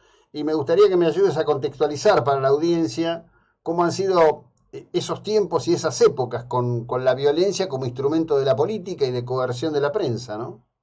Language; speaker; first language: Spanish; native; Spanish